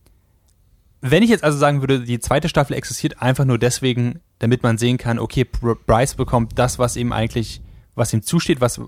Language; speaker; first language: German; native; German